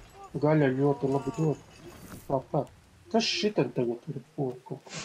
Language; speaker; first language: Latvian; native; Latvian